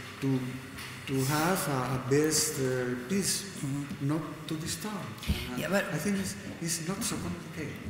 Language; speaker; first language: English; non-native, learner; Spanish